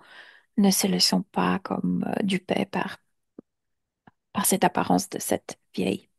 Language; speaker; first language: French; non-native, fluent; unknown